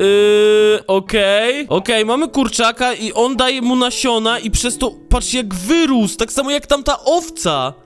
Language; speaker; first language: Polish; native; Polish